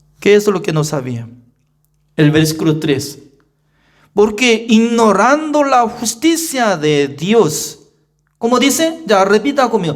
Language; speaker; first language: Spanish; non-native, fluent; Korean